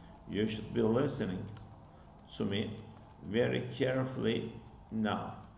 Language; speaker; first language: English; non-native, fluent; Turkish